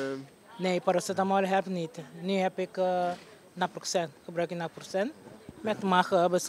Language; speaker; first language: Dutch; non-native, local second language; Papiamento